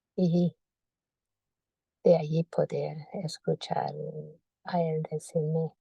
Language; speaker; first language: Spanish; non-native, fluent; English